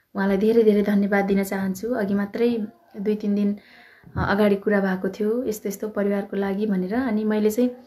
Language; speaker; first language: Nepali; native; Nepali